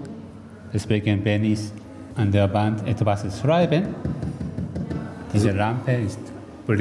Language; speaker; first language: German; non-native, learner; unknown